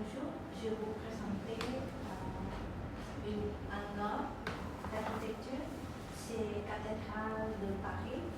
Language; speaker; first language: French; non-native, learner; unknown